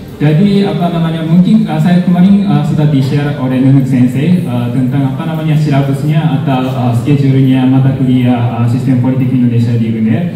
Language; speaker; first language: Indonesian; non-native, fluent; Japanese